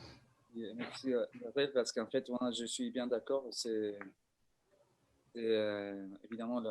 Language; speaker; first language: French; non-native, fluent; Spanish